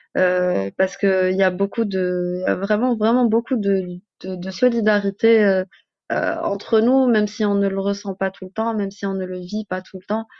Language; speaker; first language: French; non-native, local second language; Arabic